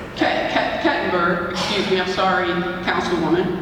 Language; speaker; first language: English; native; English